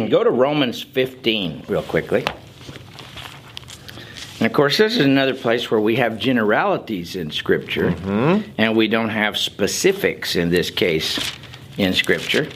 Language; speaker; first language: English; native; English